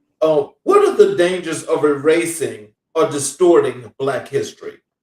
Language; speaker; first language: English; native; English